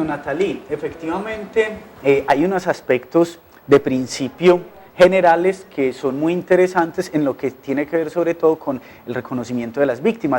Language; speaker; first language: Spanish; native; Spanish